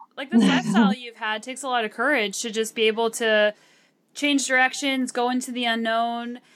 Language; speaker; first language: English; early bilingual, other home language; Arabic